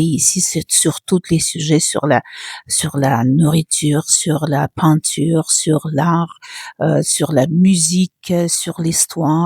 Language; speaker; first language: French; non-native, fluent; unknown